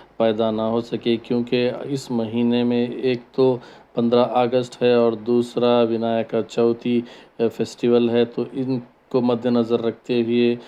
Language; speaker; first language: Urdu; native; Urdu